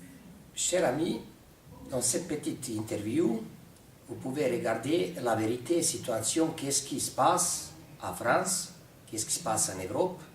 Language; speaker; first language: French; non-native, learner; Serbian